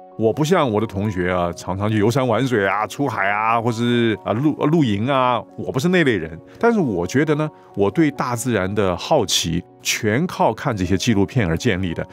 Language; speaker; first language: Chinese; non-native, local second language; Cantonese